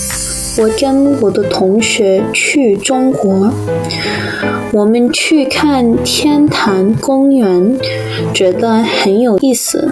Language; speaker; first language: Chinese; non-native, learner; English